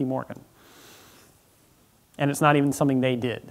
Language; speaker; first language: English; native; English